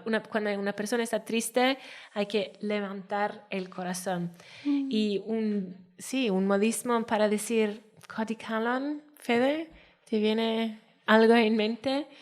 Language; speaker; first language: Spanish; non-native, learner; Welsh